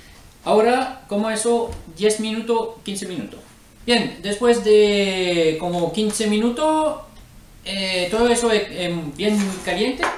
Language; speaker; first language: Spanish; non-native, learner; French